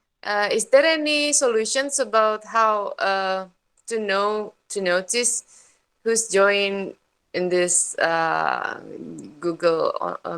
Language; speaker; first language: English; non-native, learner; Indonesian